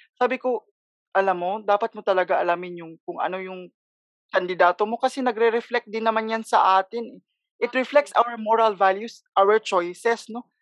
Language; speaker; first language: Filipino; non-native, local second language; Cebuano